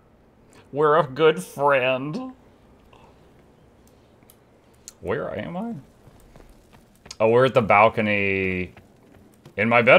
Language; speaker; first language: English; native; English